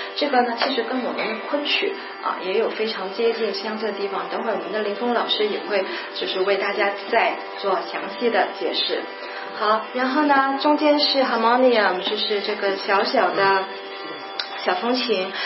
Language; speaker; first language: Chinese; non-native, local second language; Cantonese